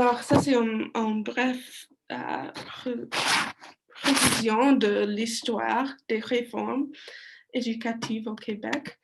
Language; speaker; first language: French; non-native, learner; English